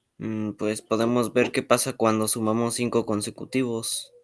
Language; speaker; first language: Spanish; native; Spanish